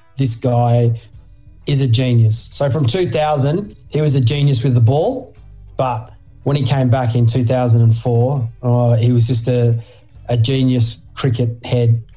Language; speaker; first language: English; native; English